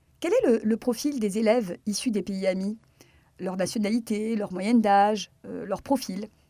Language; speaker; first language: French; native; French